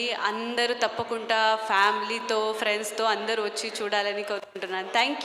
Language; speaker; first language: Telugu; non-native, fluent; Marathi